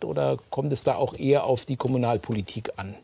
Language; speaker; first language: German; native; German